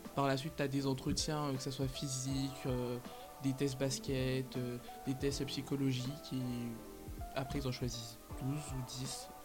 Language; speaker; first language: French; native; French